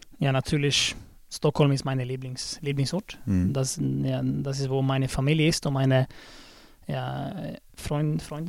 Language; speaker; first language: German; non-native, learner; Swedish